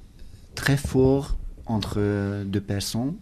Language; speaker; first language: French; non-native, learner; Hungarian